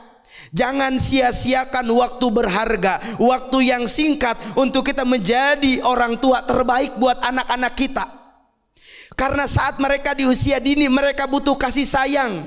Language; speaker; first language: Indonesian; native; Indonesian